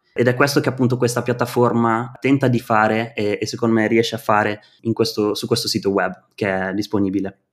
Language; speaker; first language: Italian; native; Italian